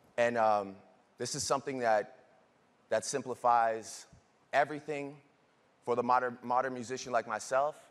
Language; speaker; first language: English; native; English